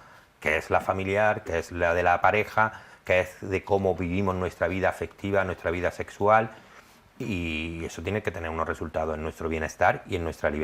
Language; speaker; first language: Spanish; native; Spanish